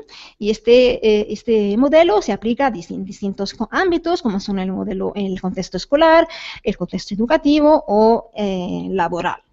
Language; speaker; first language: Spanish; native; Spanish